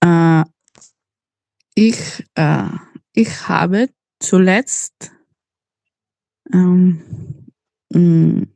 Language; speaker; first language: German; non-native, learner; Macedonian